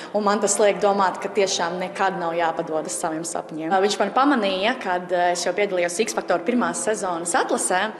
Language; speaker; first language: Latvian; early bilingual, other home language; Japanese